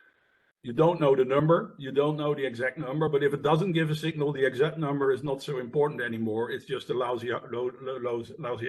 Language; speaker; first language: English; non-native, fluent; Dutch